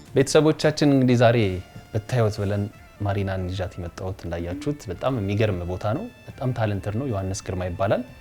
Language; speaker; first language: Amharic; native; Amharic